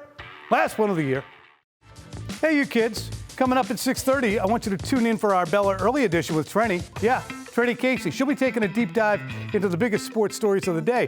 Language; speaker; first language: English; native; English